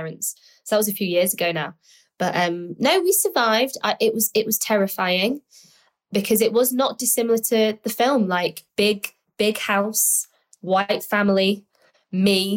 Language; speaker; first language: English; native; English